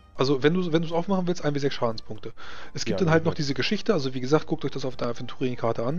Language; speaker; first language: German; native; German